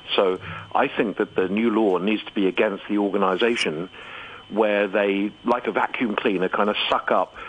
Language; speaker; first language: English; native; English